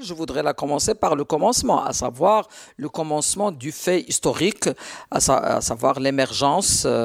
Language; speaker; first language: French; non-native, local second language; Arabic